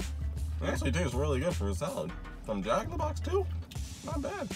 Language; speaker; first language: English; native; English